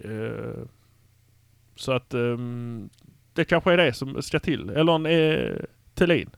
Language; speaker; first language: Swedish; native; Swedish